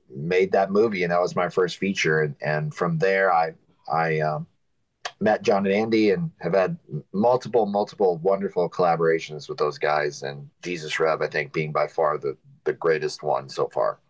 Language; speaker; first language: English; native; English